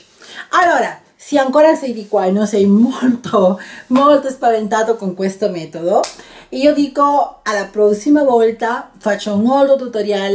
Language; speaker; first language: Italian; non-native, learner; Spanish